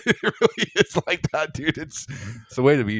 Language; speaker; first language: English; native; English